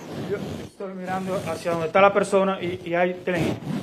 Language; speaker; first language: Spanish; native; Spanish